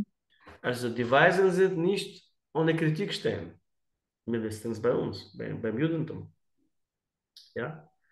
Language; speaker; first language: German; non-native, learner; Russian